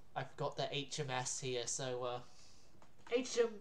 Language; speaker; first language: English; native; English